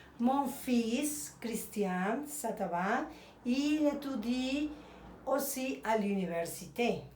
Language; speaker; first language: French; non-native, fluent; Spanish